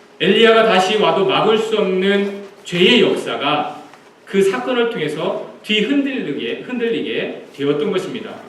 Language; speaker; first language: Korean; native; Korean